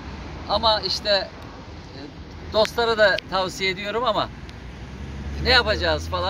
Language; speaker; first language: Turkish; native; Turkish